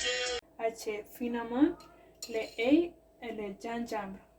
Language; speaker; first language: French; non-native, learner; Spanish